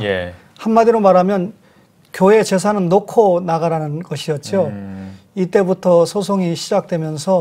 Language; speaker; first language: Korean; native; Korean